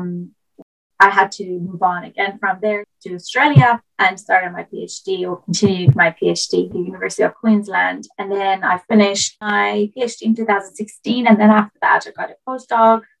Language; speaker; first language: English; non-native, fluent; Persian